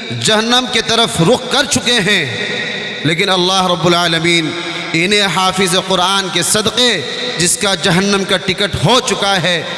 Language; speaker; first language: Urdu; non-native, local second language; Bangla